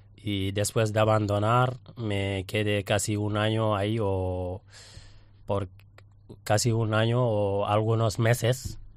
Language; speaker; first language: Spanish; non-native, fluent; Wolof